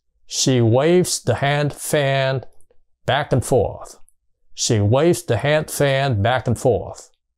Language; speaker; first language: English; non-native, fluent; Vietnamese